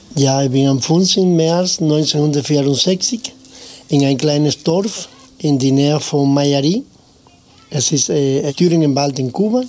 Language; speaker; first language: German; non-native, learner; Spanish